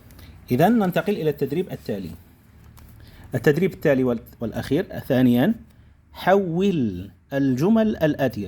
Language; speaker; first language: Arabic; non-native, fluent; Indonesian